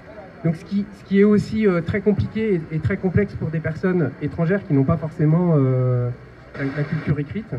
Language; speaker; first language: French; native; French